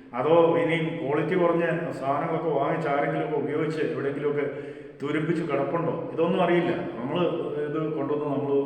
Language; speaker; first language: Malayalam; native; Malayalam